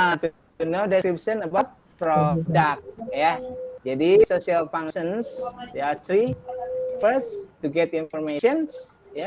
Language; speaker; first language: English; non-native, learner; Indonesian